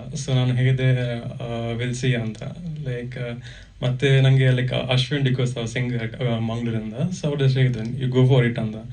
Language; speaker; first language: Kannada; non-native, local second language; Konkani